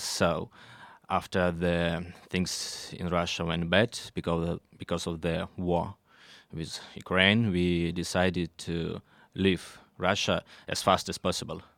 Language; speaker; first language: English; non-native, learner; Russian